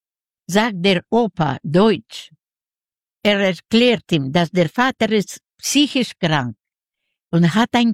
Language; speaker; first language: German; non-native, learner; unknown